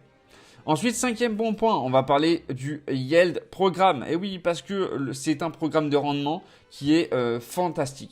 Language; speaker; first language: French; native; French